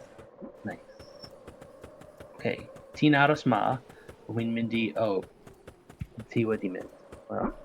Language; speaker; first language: Welsh; non-native, learner; English